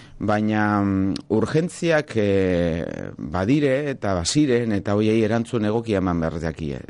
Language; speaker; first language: Basque; non-native, local second language; Spanish